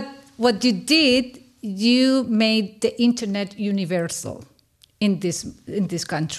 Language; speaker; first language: English; non-native, fluent; Spanish